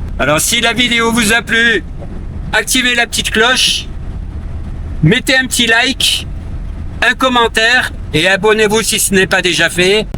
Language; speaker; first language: French; native; French